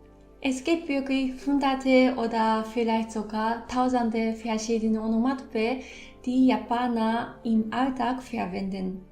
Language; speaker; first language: German; non-native, fluent; Japanese